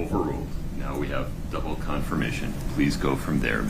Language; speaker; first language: English; native; English